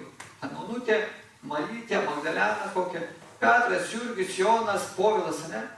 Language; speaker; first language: Lithuanian; native; Lithuanian